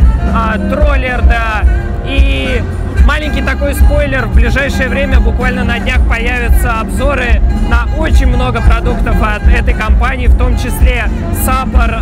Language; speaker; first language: Russian; native; Russian